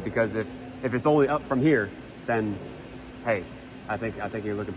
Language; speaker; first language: English; native; English